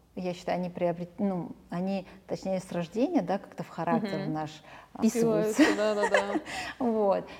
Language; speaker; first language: Russian; early bilingual, other home language; Armenian